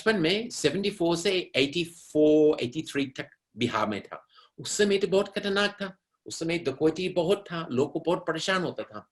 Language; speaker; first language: Hindi; non-native, fluent; English